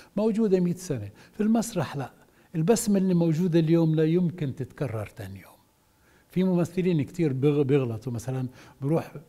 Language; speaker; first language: Arabic; native; Arabic